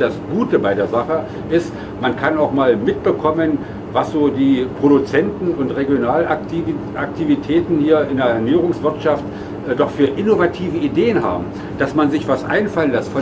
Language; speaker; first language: German; native; German